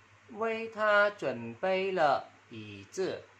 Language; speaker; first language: Chinese; non-native, fluent; Vietnamese